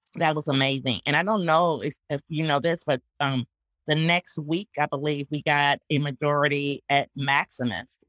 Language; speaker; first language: English; native; English